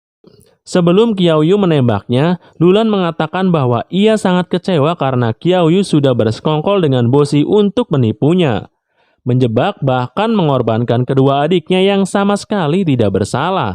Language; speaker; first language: Indonesian; native; Indonesian